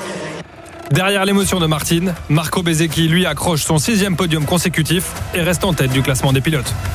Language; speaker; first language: French; native; French